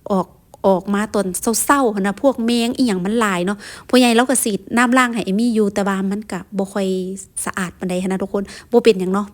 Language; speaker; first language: Thai; non-native, local second language; Lao